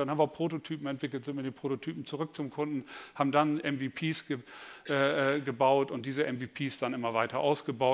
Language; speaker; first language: German; native; German